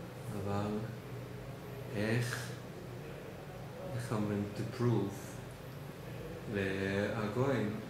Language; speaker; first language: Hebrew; non-native, learner; Finnish